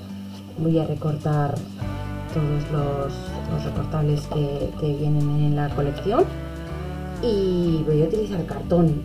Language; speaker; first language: Spanish; native; Spanish